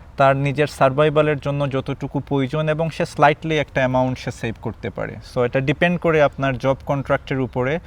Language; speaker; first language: Bangla; native; Bangla